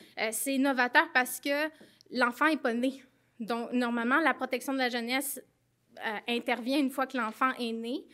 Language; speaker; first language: French; native; French